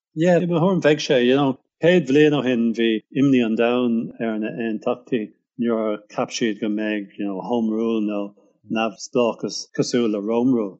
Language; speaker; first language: Irish; non-native, local second language; English